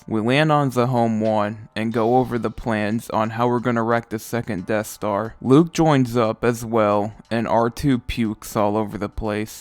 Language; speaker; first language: English; native; English